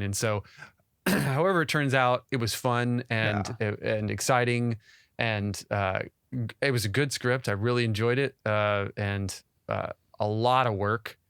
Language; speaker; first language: English; native; English